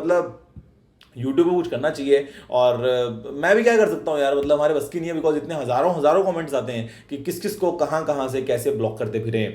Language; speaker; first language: Hindi; native; Hindi